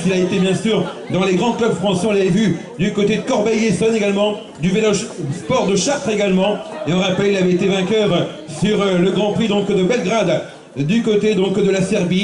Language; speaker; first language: French; native; French